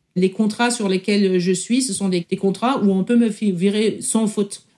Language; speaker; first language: French; non-native, fluent; German